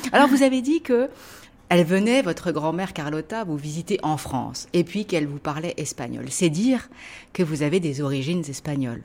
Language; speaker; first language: French; native; French